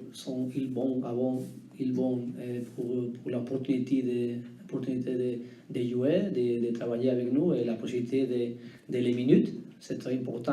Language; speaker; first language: French; non-native, learner; Spanish